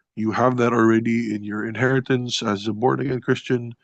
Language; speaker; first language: English; non-native, local second language; Filipino